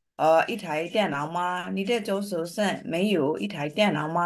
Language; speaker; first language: Chinese; non-native, learner; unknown